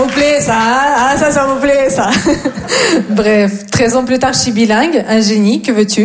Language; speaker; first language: French; non-native, fluent; Russian